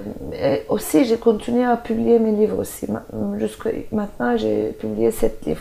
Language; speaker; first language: French; non-native, fluent; Turkish